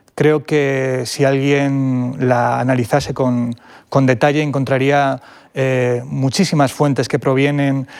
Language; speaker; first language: Spanish; native; Spanish